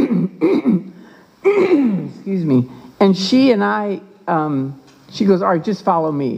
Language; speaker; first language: English; native; English